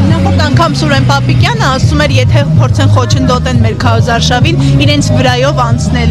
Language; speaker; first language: Armenian; native; Armenian